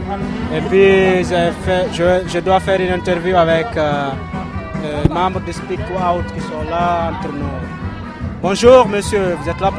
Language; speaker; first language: French; non-native, local second language; Fula